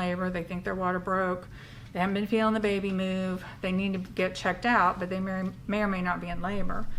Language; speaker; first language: English; native; English